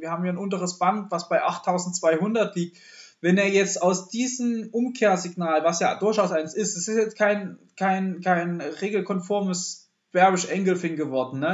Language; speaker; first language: German; native; German